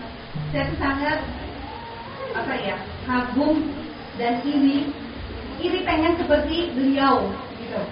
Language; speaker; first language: Indonesian; native; Indonesian